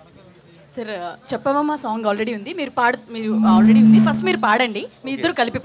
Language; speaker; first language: Telugu; native; Telugu